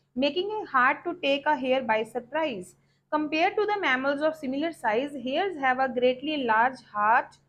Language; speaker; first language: English; non-native, local second language; Punjabi